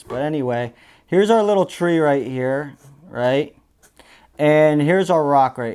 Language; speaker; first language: English; native; English